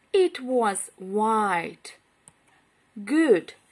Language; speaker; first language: English; non-native, fluent; Ukrainian